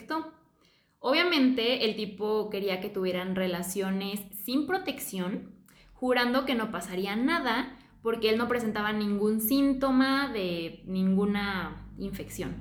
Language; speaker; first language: Spanish; native; Spanish